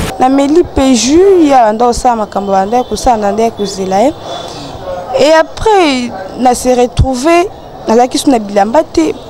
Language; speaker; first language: Lingala; non-native, local second language; Luba-Lulua